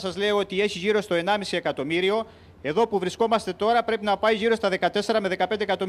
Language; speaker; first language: Greek; native; Greek